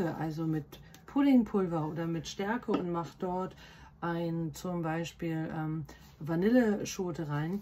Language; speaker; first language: German; native; German